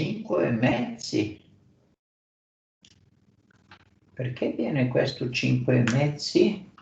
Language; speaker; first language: Italian; non-native, fluent; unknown